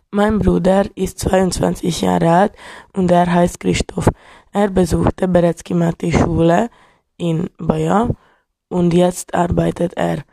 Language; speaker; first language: German; non-native, learner; Hungarian